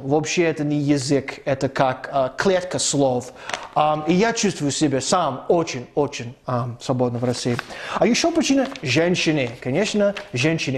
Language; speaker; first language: Russian; non-native, fluent; English